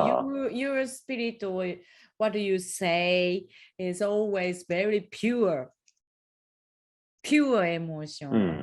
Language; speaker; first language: English; non-native, learner; Japanese